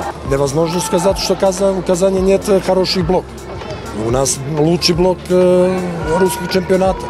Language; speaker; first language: Russian; non-native, fluent; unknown